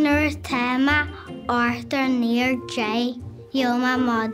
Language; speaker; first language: Irish; non-native, local second language; English